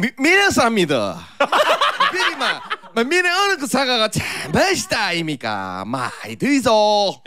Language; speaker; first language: Korean; native; Korean